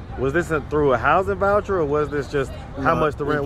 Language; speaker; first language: English; native; English